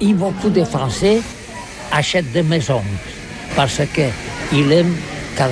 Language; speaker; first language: French; non-native, learner; Catalan